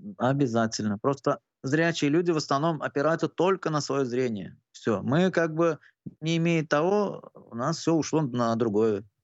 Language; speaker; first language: Russian; non-native, local second language; Turkmen